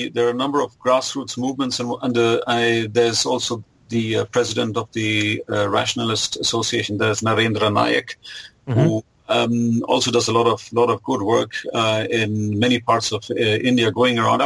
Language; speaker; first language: English; non-native, local second language; German